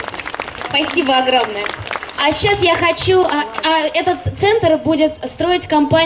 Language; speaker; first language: Russian; native; Russian